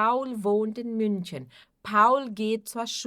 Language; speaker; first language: German; non-native, fluent; Portuguese